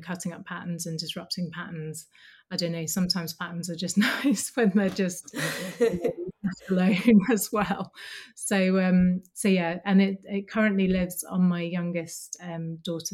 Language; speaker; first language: English; native; English